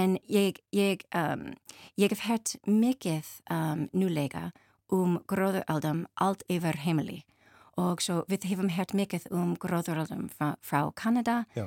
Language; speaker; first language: Icelandic; non-native, learner; English